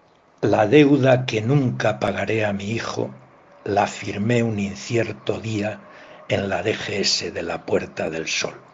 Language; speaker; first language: Spanish; native; Spanish